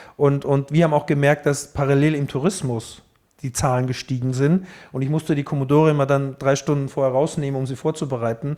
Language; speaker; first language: German; native; German